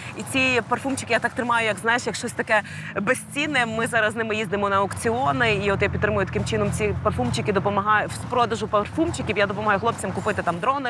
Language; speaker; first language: Ukrainian; native; Ukrainian